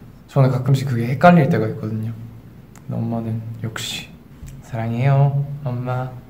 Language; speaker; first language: Korean; early bilingual, other home language; English